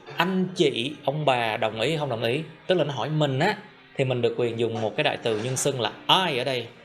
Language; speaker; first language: Vietnamese; native; Vietnamese